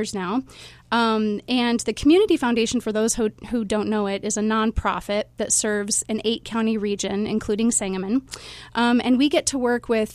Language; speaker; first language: English; native; English